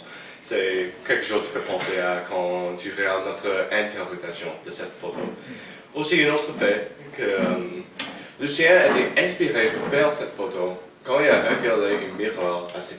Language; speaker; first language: French; non-native, learner; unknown